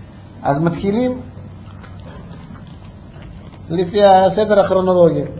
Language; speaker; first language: Hebrew; non-native, fluent; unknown